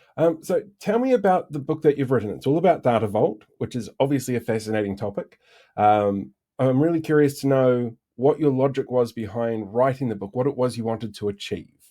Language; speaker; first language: English; native; English